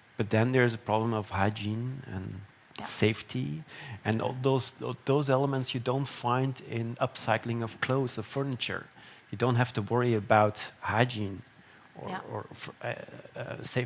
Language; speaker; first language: English; non-native, fluent; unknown